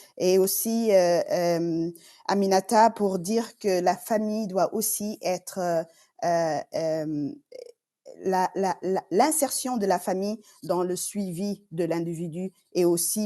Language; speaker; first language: French; non-native, fluent; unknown